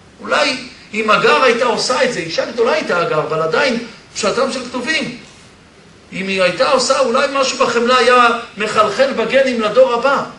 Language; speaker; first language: Hebrew; early bilingual, other home language; Polish